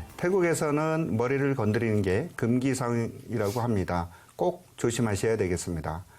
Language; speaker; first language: Korean; native; Korean